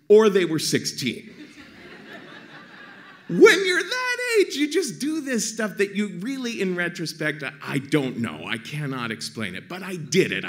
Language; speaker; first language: English; native; English